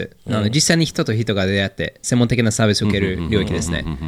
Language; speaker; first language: Japanese; non-native, fluent; English